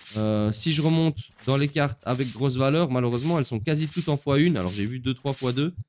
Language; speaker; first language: French; native; French